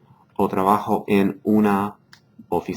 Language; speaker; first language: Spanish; non-native, fluent; English